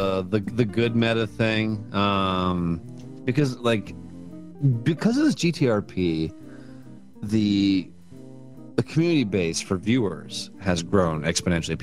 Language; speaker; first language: English; native; English